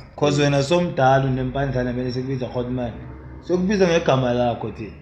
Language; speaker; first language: Zulu; native; Zulu